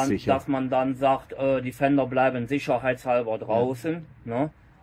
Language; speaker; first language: German; native; German